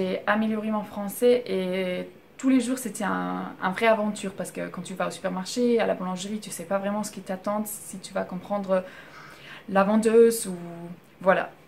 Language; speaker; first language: French; non-native, fluent; German